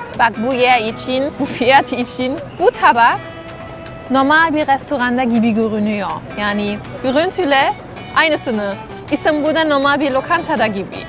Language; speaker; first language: Turkish; non-native, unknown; German